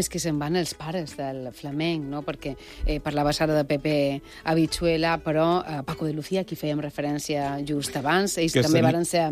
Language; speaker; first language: Catalan; native; Catalan